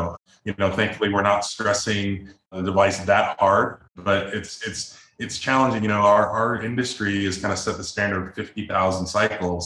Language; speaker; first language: English; native; English